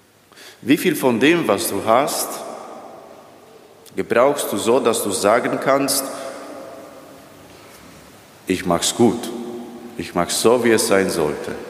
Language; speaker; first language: German; non-native, fluent; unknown